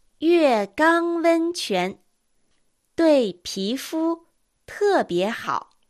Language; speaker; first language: Chinese; non-native, fluent; Japanese